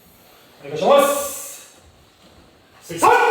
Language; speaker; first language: Japanese; non-native, learner; Hebrew